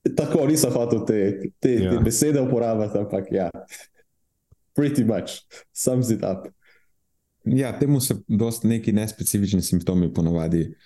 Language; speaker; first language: Slovenian; early bilingual, other home language; Bosnian